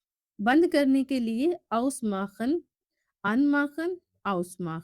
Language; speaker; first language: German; non-native, fluent; Urdu